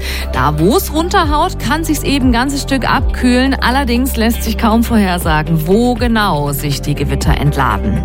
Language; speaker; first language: German; native; German